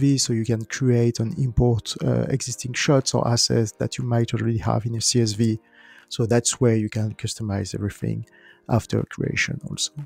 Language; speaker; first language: English; non-native, fluent; French